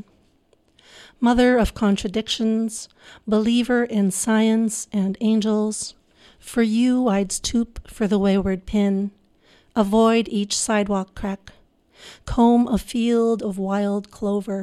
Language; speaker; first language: English; non-native, local second language; Filipino